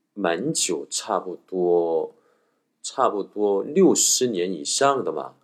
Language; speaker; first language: Chinese; non-native, fluent; Korean